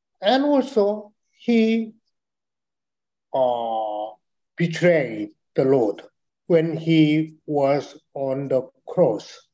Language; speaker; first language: English; non-native, learner; Chinese